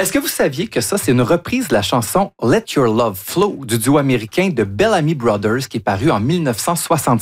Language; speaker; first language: French; native; French